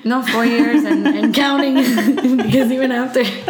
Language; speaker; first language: English; early bilingual, other home language; Spanish